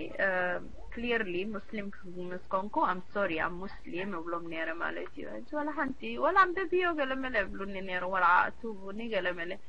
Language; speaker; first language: Tigrinya; early bilingual, heritage; Tigrinya